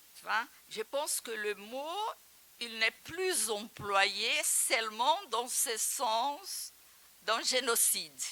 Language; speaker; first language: French; non-native, fluent; Portuguese